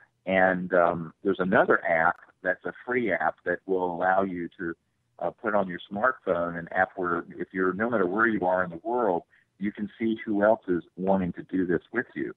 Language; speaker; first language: English; native; English